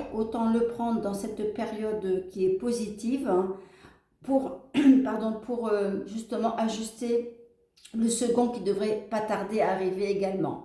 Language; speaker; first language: French; native; French